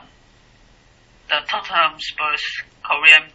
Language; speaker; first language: English; non-native, learner; Chinese